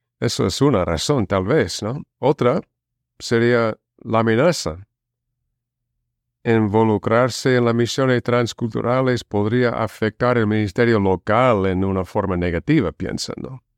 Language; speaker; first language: Spanish; non-native, fluent; English